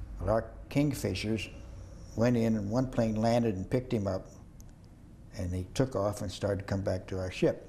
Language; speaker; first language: English; native; English